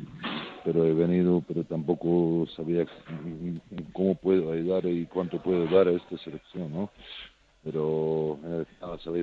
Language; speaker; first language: Spanish; non-native, fluent; Serbian